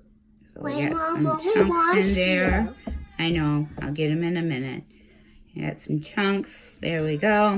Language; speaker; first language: English; native; English